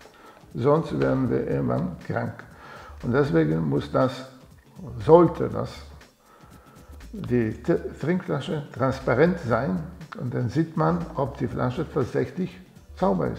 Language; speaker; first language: German; non-native, fluent; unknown